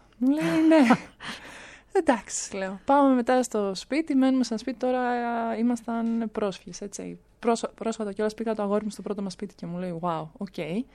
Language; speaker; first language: Greek; early bilingual, other home language; Romanian